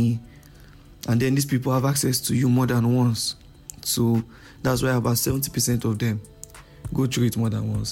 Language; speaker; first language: English; non-native, local second language; Yoruba